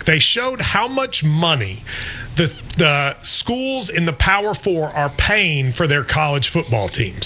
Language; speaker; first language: English; native; English